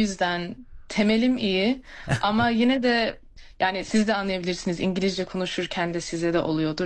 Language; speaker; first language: Turkish; early bilingual, heritage; English